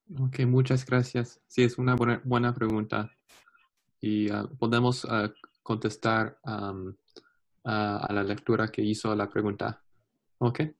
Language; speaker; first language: Spanish; non-native, learner; English